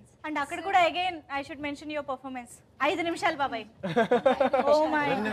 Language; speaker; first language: Telugu; native; Telugu